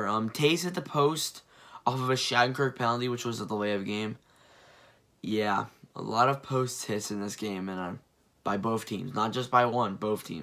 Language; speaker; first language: English; native; English